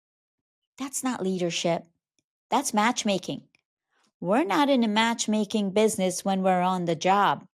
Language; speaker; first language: English; native; English